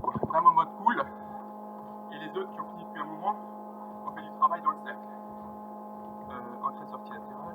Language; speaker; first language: French; native; French